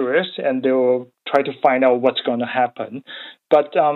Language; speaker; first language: English; non-native, learner; Chinese